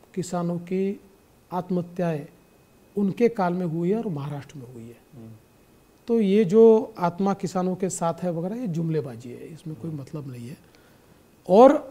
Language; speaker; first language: Hindi; non-native, local second language; Marathi